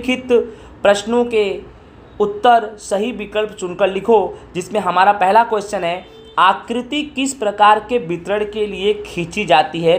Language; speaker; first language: Hindi; non-native, local second language; Gujarati